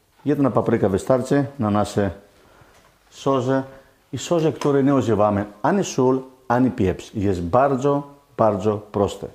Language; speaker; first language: Polish; non-native, fluent; Greek